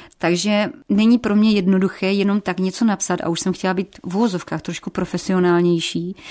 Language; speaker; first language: Czech; native; Czech